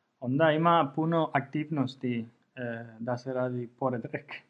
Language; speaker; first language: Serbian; non-native, fluent; Spanish